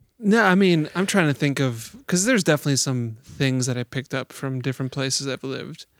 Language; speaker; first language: English; native; English